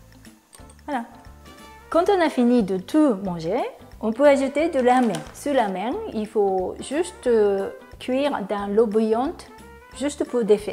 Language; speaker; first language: French; non-native, fluent; Japanese